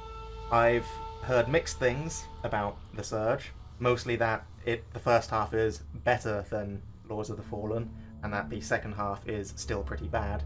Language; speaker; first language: English; native; English